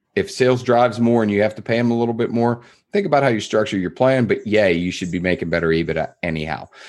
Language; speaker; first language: English; native; English